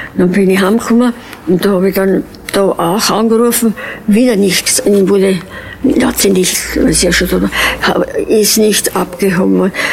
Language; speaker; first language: German; early bilingual, other home language; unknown